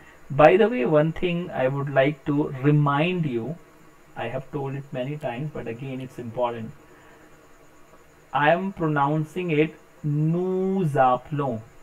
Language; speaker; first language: English; non-native, local second language; Hindi